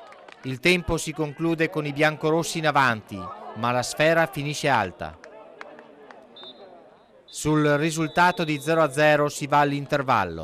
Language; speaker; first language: Italian; native; Italian